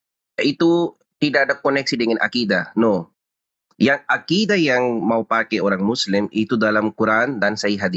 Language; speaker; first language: Indonesian; non-native, learner; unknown